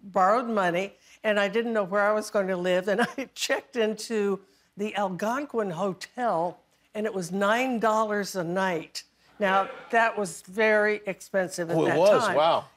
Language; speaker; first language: English; native; English